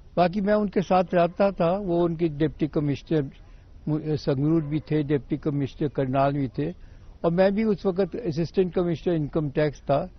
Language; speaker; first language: Urdu; native; Urdu